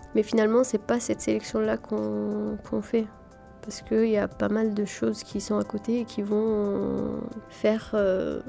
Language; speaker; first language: French; early bilingual, other home language; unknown